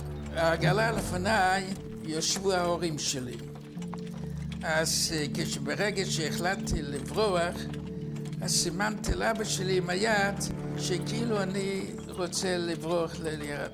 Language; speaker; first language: Hebrew; non-native, fluent; Yiddish